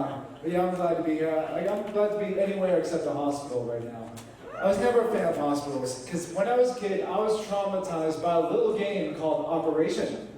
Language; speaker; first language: English; native; English